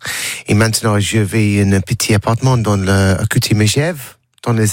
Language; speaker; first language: French; non-native, learner; English